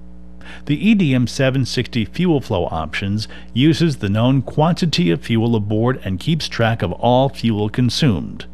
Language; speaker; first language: English; native; English